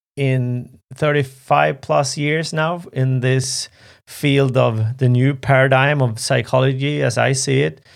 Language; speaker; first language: English; non-native, fluent; Swedish